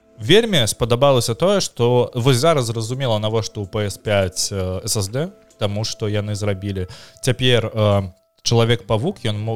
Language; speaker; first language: Belarusian; non-native, local second language; Russian